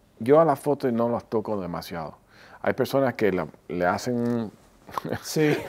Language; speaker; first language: Spanish; early bilingual, heritage; Spanish